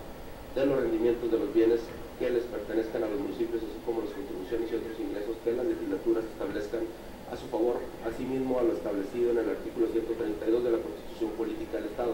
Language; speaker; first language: Spanish; native; Spanish